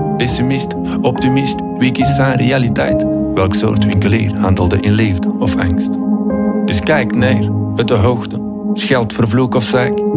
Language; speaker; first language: Dutch; native; Dutch